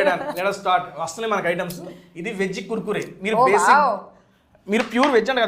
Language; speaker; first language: Telugu; native; Telugu